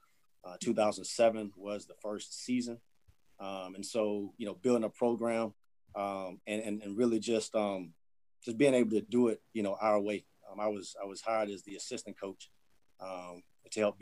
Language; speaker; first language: English; native; English